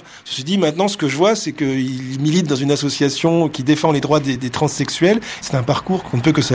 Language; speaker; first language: French; native; French